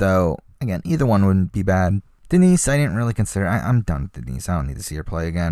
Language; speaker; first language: English; native; English